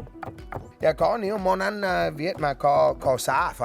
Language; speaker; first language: Vietnamese; non-native, learner; English